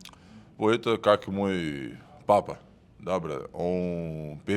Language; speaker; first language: Russian; non-native, learner; Portuguese